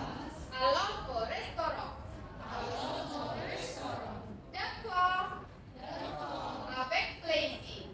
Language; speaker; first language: French; non-native, fluent; Indonesian